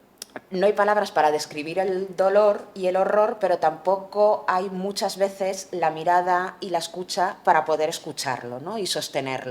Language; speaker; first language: Spanish; native; Spanish